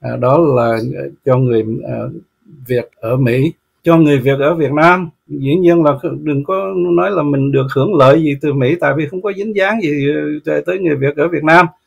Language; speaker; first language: Vietnamese; native; Vietnamese